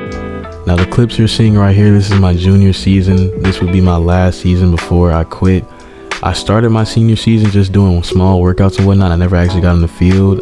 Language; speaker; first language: English; native; English